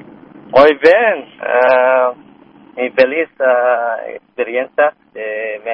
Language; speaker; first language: Spanish; non-native, learner; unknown